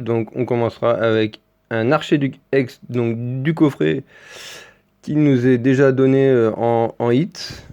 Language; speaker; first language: French; native; French